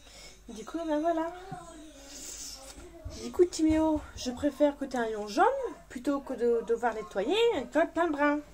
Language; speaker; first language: French; native; French